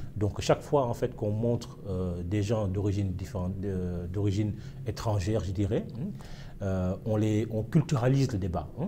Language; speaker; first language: French; non-native, local second language; Wolof